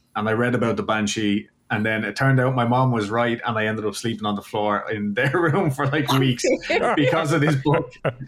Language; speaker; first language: English; native; English